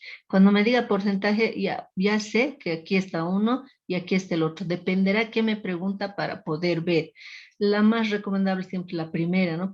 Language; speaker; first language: Spanish; native; Spanish